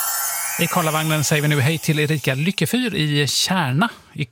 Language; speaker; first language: Swedish; native; Swedish